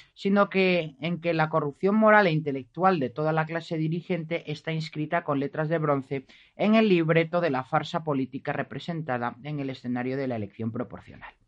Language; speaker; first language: Spanish; native; Spanish